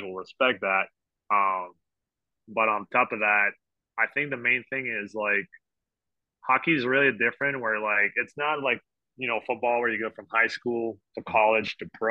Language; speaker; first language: English; non-native, fluent; French